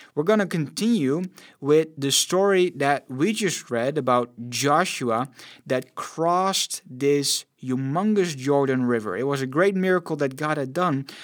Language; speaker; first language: English; non-native, fluent; Dutch